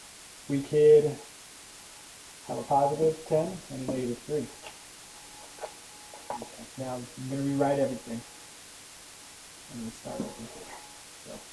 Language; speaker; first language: English; native; English